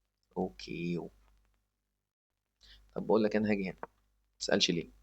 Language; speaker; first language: Arabic; native; Arabic